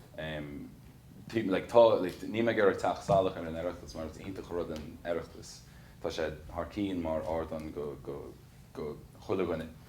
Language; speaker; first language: Irish; native; Irish